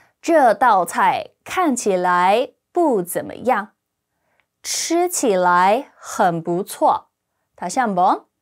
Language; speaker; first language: Chinese; non-native, fluent; Korean